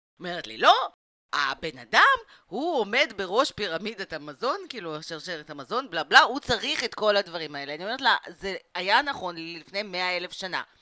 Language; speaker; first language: Hebrew; early bilingual, other home language; Russian